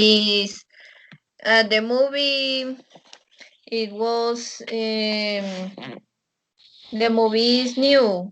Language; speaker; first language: English; non-native, learner; Spanish